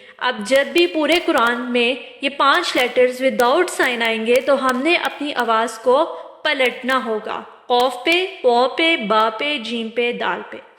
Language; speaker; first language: Urdu; non-native, local second language; Punjabi